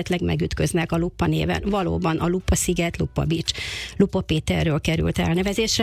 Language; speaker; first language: Hungarian; native; Hungarian